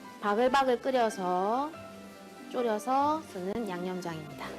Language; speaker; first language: Korean; native; Korean